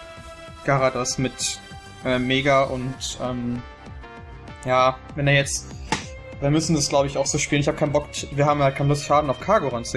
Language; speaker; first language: German; native; German